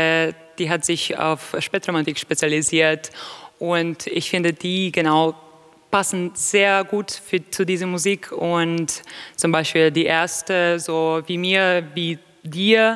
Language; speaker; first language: German; non-native, fluent; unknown